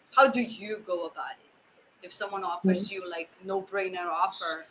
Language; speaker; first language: English; non-native, fluent; Slovenian